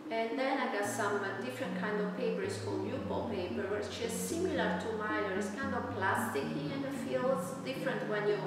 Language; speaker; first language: English; non-native, fluent; Italian